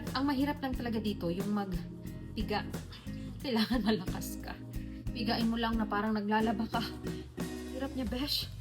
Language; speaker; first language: Filipino; non-native, local second language; Hiligaynon